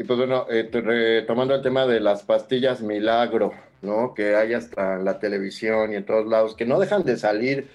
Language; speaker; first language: Spanish; native; Spanish